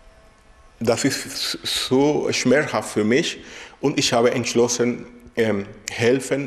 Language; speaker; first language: German; non-native, fluent; Spanish